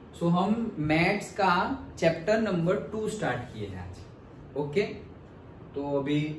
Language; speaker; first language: Hindi; non-native, local second language; Gujarati